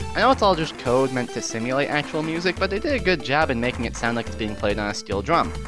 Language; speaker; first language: English; native; English